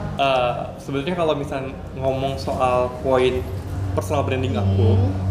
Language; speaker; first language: Indonesian; native; Indonesian